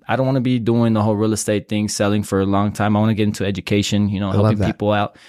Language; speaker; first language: English; native; English